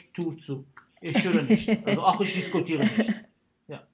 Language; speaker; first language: German; non-native, fluent; Arabic